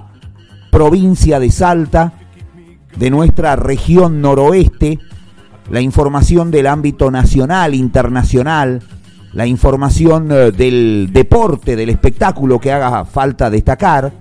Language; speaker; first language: Spanish; native; Spanish